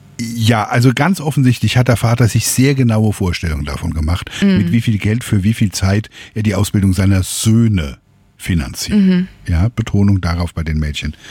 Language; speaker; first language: German; native; German